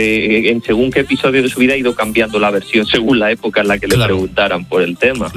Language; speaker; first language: Spanish; native; Spanish